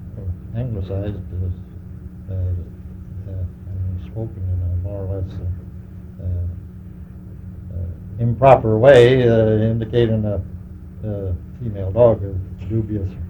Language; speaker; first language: English; native; English